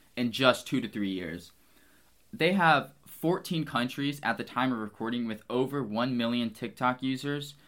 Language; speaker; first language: English; native; English